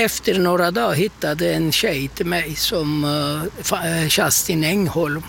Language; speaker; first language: Swedish; non-native, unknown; Turkish